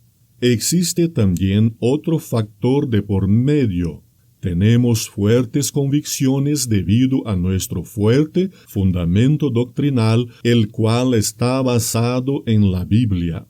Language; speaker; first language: Spanish; non-native, fluent; Portuguese